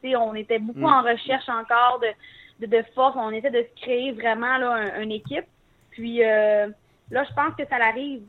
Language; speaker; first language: French; native; French